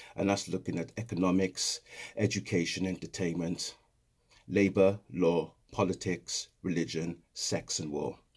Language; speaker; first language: English; native; English